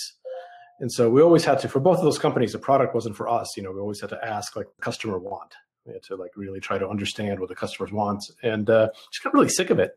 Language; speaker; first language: English; early bilingual, other home language; Russian